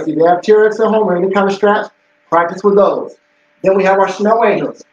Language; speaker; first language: English; native; English